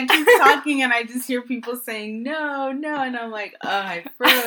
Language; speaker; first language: English; non-native, local second language; Akan